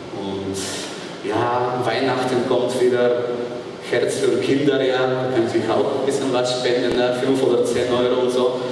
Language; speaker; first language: German; non-native, fluent; Bulgarian